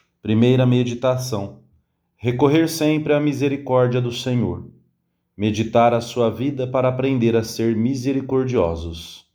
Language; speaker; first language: Portuguese; native; Portuguese